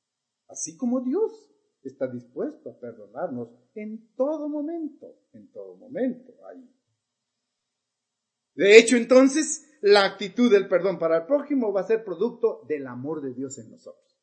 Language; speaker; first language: Spanish; native; Spanish